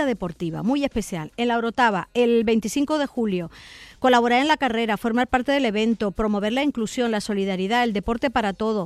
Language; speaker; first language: Spanish; native; Spanish